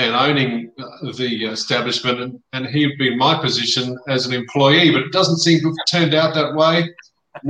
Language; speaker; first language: English; native; English